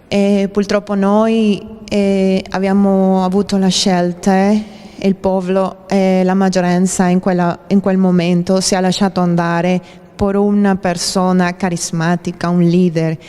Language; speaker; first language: Italian; non-native, fluent; Spanish